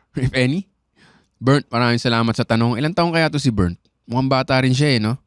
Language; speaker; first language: Filipino; native; Filipino